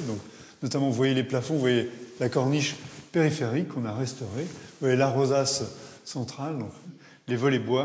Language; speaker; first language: French; native; French